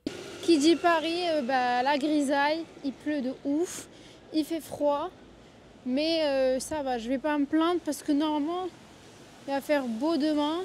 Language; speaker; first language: French; native; French